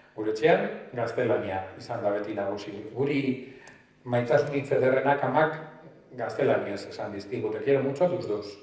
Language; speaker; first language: Basque; non-native, local second language; Spanish